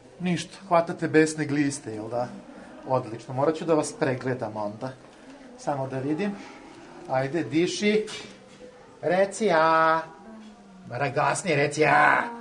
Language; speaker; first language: Serbian; native; Serbian